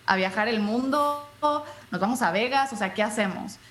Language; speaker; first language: Spanish; native; Spanish